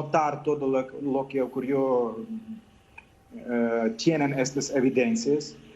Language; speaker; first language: Spanish; non-native, fluent; Ukrainian